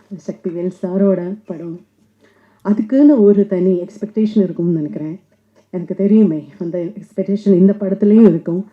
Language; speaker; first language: Tamil; non-native, local second language; Malayalam